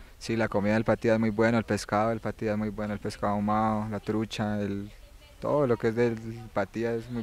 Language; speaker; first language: Spanish; native; Spanish